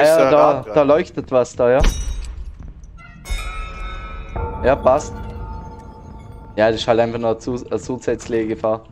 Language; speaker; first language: German; native; German